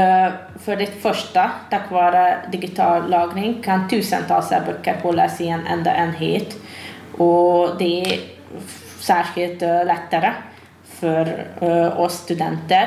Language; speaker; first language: Swedish; non-native, fluent; Hungarian